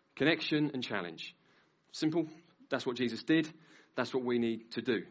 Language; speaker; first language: English; native; English